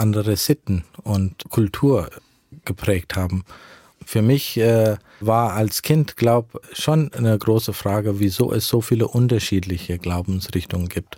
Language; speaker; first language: German; early bilingual, heritage; German